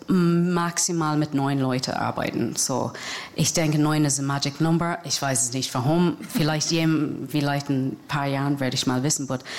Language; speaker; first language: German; non-native, fluent; English